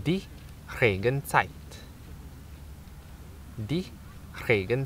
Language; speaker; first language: German; non-native, fluent; Indonesian